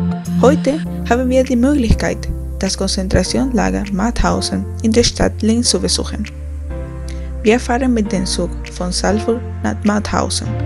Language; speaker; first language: German; non-native, fluent; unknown